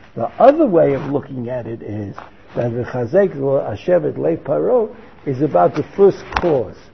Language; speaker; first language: English; native; English